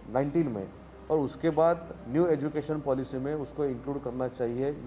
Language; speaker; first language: Hindi; non-native, local second language; Marathi